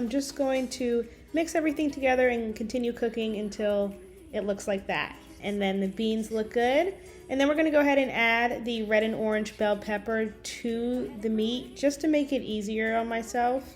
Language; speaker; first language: English; native; English